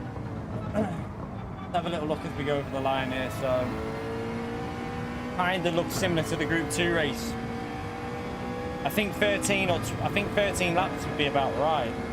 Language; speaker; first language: English; native; English